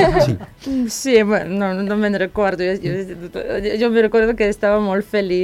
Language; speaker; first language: Catalan; non-native, fluent; Serbian